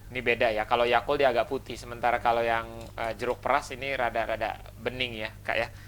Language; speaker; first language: Indonesian; native; Indonesian